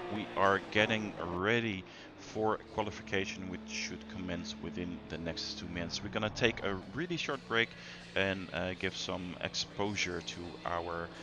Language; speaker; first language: English; non-native, fluent; Dutch